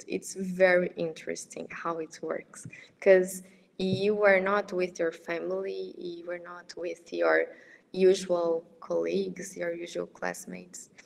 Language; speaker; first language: English; non-native, fluent; Portuguese